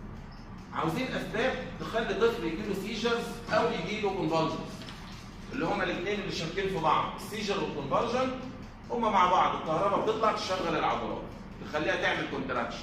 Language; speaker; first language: Arabic; native; Arabic